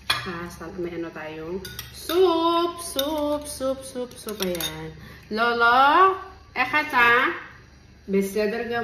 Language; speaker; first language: Hebrew; non-native, learner; Filipino